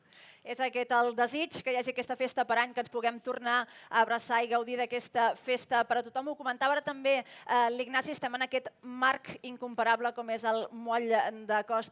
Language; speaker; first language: Catalan; native; Catalan